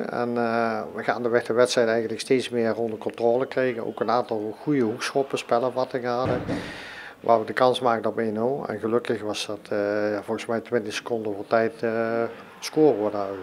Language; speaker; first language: Dutch; native; Dutch